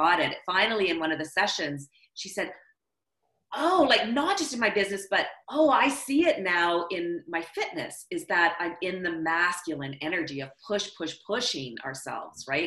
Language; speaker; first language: English; native; English